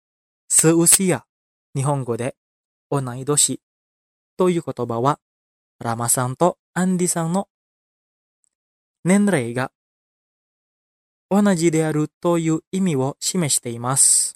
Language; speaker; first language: Japanese; non-native, fluent; Indonesian